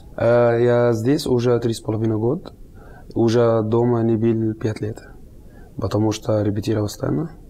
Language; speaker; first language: Russian; non-native, learner; Arabic